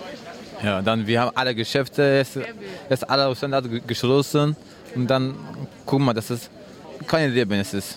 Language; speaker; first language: German; non-native, learner; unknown